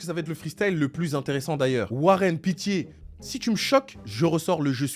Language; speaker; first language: French; native; French